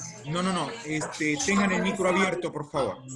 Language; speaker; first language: Spanish; native; Spanish